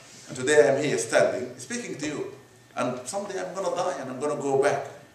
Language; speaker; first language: English; non-native, fluent; Arabic